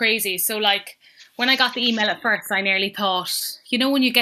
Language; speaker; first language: English; native; English